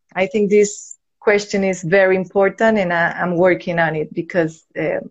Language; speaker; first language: English; non-native, learner; Spanish